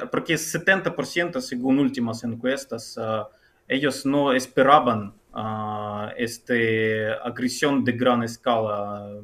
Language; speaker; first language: Spanish; non-native, fluent; Ukrainian